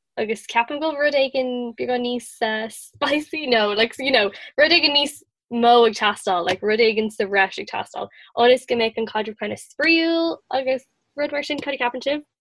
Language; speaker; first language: Irish; non-native, local second language; English